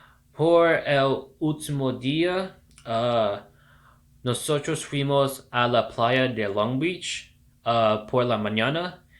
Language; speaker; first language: Spanish; non-native, learner; English